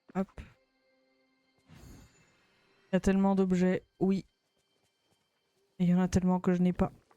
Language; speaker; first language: French; native; French